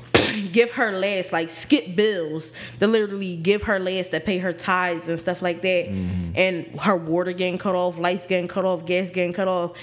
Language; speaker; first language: English; native; English